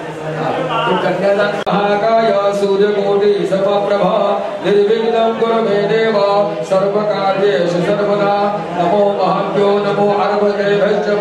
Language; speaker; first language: Hindi; non-native, local second language; Marathi